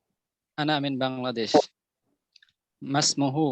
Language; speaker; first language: Arabic; non-native, learner; Bangla